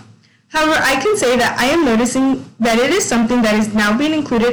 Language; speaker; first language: English; native; English